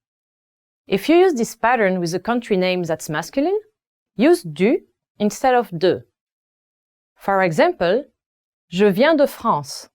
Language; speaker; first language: French; native; French